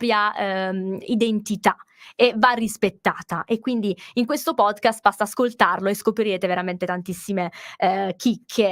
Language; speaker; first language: Italian; native; Italian